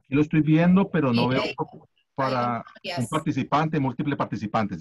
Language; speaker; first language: Spanish; native; Spanish